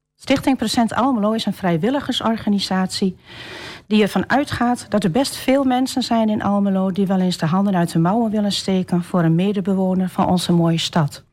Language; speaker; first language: Dutch; native; Dutch